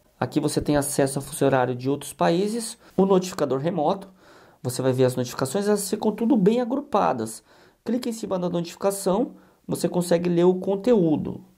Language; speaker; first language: Portuguese; native; Portuguese